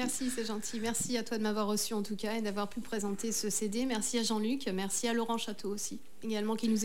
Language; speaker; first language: French; native; French